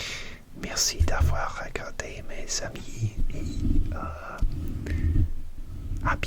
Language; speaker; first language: French; non-native, learner; English